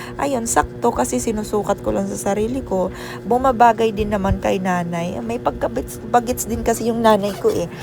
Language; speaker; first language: Filipino; non-native, local second language; Waray